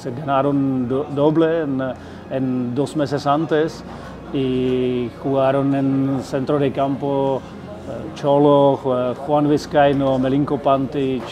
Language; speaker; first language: Spanish; non-native, fluent; Czech